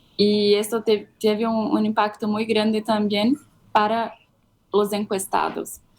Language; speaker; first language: Spanish; non-native, fluent; Portuguese